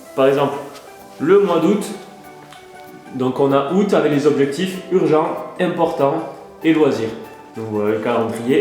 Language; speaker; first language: French; native; French